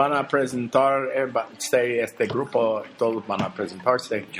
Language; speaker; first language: Spanish; non-native, learner; English